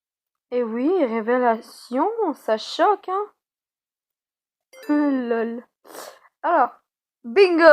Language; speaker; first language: French; native; French